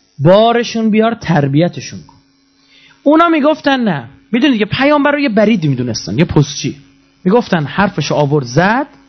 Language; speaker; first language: Persian; native; Persian